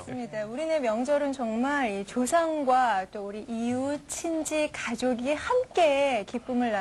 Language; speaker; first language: Korean; native; Korean